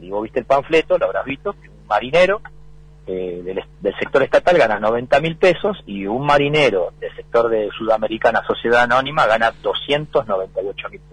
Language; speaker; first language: Spanish; native; Spanish